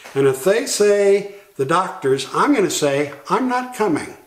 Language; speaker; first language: English; native; English